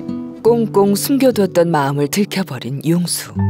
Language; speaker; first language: Korean; native; Korean